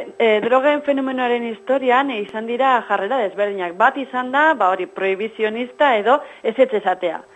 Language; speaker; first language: Basque; non-native, local second language; Spanish